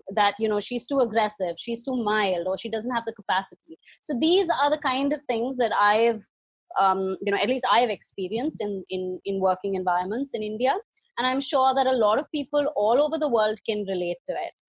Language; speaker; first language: English; non-native, local second language; Hindi